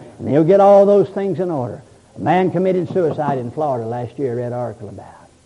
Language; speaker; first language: English; native; English